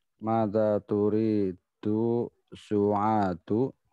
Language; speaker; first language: Arabic; non-native, learner; Indonesian